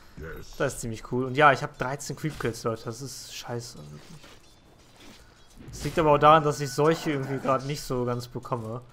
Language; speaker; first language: German; native; German